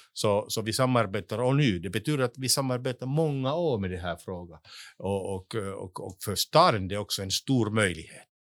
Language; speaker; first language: Swedish; non-native, local second language; Finnish